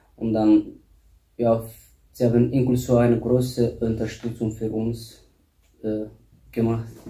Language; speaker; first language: German; non-native, learner; Tigrinya